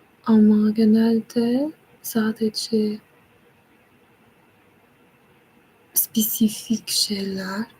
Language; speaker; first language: Turkish; non-native, learner; English